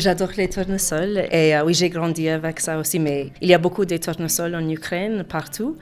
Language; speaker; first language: French; non-native, fluent; English